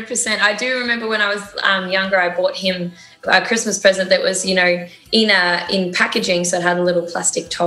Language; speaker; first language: English; native; English